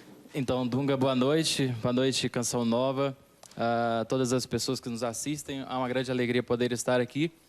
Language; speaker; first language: Portuguese; native; Portuguese